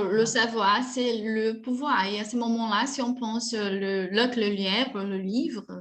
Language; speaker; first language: French; non-native, fluent; Portuguese